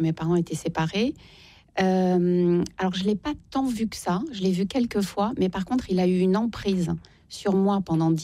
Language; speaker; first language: French; native; French